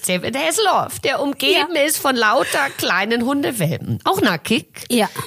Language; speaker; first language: German; early bilingual, heritage; German